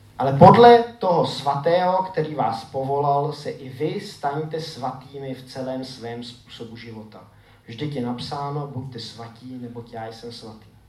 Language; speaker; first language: Czech; native; Czech